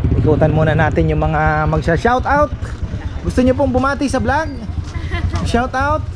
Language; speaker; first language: Filipino; non-native, local second language; Bikol